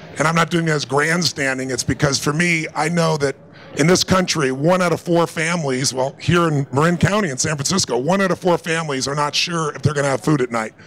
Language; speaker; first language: English; native; English